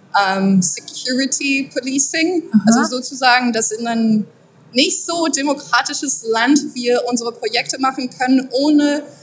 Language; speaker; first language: German; non-native, fluent; French